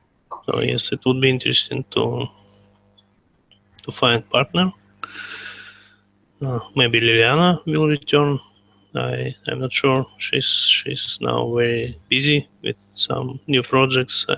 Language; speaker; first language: English; non-native, learner; Russian